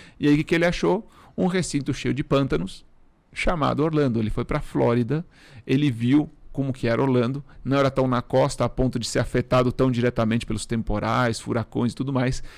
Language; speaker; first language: Portuguese; early bilingual, other home language; Spanish